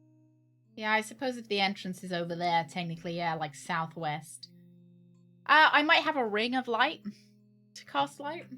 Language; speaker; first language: English; native; English